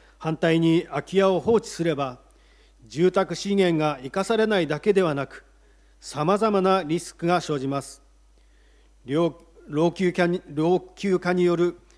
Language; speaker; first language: Japanese; native; Japanese